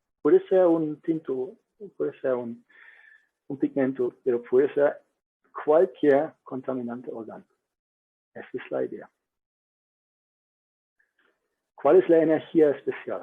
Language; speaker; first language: Spanish; non-native, learner; German